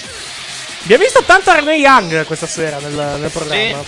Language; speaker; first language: Italian; native; Italian